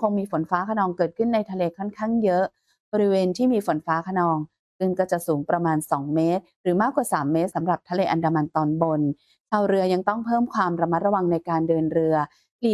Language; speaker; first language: Thai; native; Thai